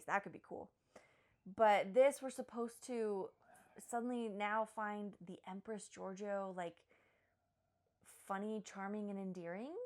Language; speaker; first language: English; native; English